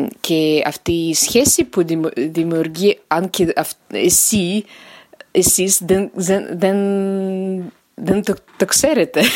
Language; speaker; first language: Greek; non-native, learner; Russian